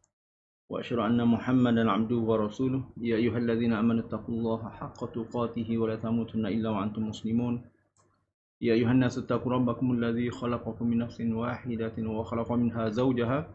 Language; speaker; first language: Arabic; non-native, fluent; Malay